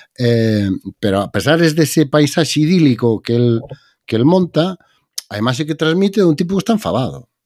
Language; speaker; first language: Galician; native; Galician